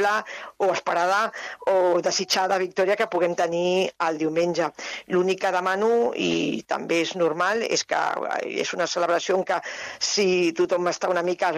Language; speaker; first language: Catalan; native; Catalan